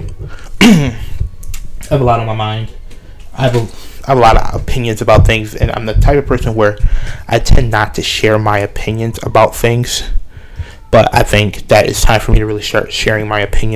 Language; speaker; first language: English; native; English